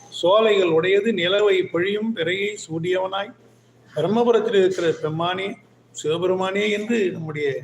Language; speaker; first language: Tamil; native; Tamil